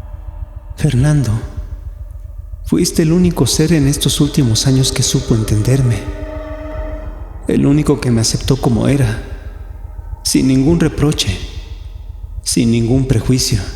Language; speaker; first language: Spanish; native; Spanish